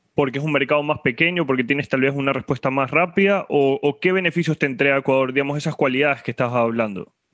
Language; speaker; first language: Spanish; native; Spanish